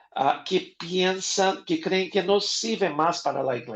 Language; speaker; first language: Spanish; non-native, fluent; Portuguese